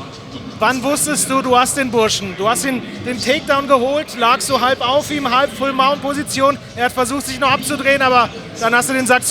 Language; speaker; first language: German; native; German